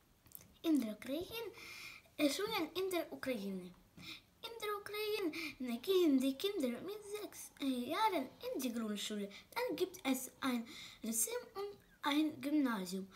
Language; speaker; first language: German; non-native, learner; Ukrainian